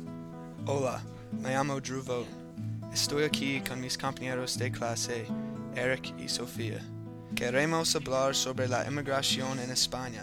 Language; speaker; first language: Spanish; non-native, learner; English